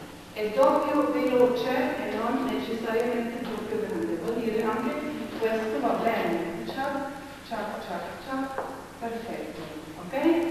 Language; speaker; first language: Italian; non-native, fluent; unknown